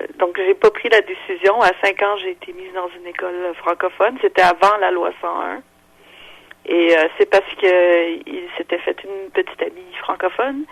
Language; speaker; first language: French; non-native, local second language; English